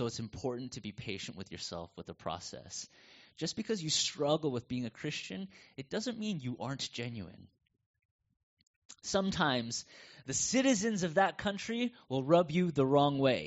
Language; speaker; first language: English; native; English